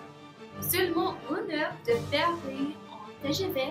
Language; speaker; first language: French; non-native, learner; English